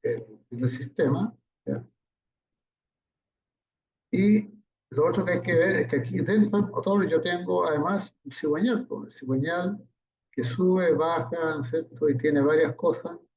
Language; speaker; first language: Spanish; native; Spanish